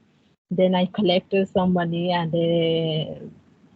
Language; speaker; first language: English; non-native, learner; Odia